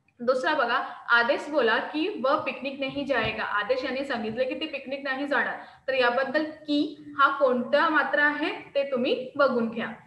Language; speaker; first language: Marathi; non-native, local second language; Hindi